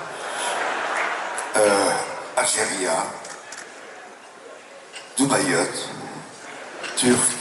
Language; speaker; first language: French; native; French